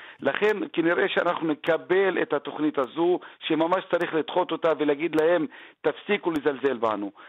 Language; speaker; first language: Hebrew; non-native, local second language; Arabic